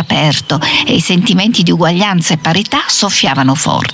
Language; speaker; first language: Italian; native; Italian